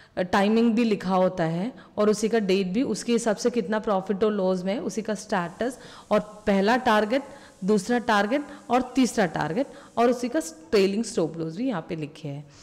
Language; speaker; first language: Hindi; non-native, local second language; Malayalam